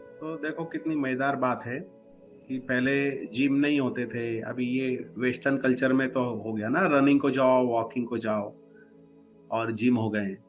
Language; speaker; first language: Hindi; non-native, local second language; Marathi